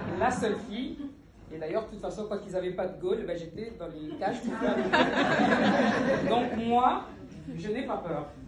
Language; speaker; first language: French; early bilingual, other home language; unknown